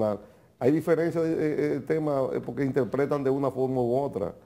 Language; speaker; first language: Spanish; native; Spanish